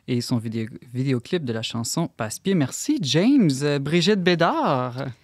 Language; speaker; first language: French; native; French